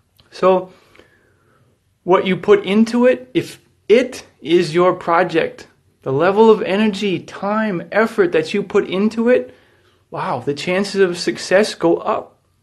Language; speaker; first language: English; native; English